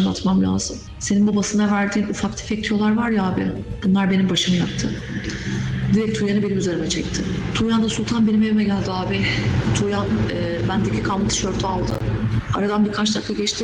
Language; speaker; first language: Turkish; native; Turkish